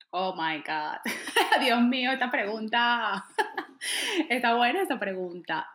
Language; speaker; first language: Spanish; native; Spanish